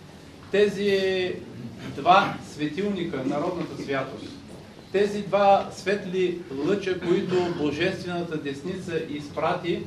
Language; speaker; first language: Bulgarian; native; Bulgarian